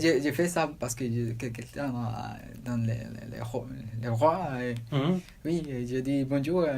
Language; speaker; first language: French; non-native, learner; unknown